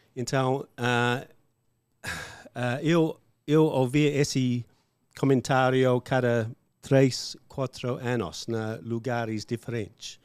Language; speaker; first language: Portuguese; non-native, learner; English